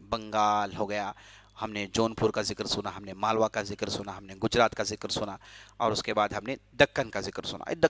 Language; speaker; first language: Urdu; native; Urdu